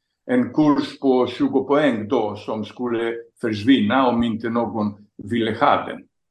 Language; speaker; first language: Swedish; non-native, fluent; Greek